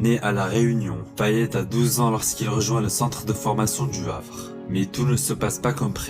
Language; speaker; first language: French; native; French